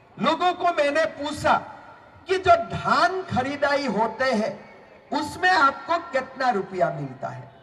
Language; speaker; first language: Hindi; non-native, local second language; Assamese